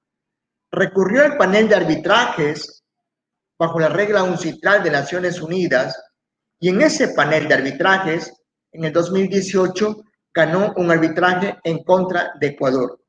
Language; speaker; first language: Spanish; native; Spanish